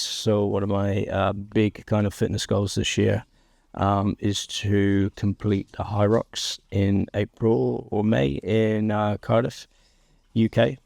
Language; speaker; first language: English; native; English